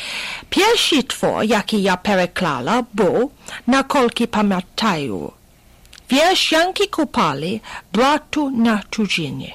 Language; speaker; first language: Belarusian; non-native, fluent; English